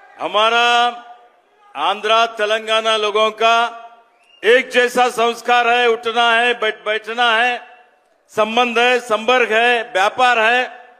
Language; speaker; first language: Hindi; non-native, local second language; Kannada